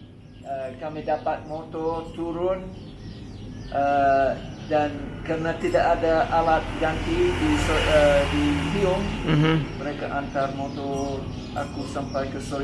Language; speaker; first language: Indonesian; non-native, fluent; English